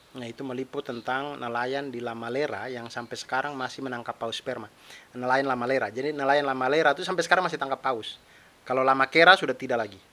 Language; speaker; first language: Indonesian; non-native, local second language; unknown